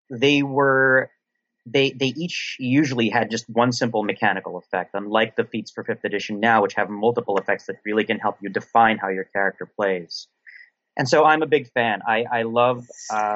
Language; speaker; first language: English; non-native, local second language; Filipino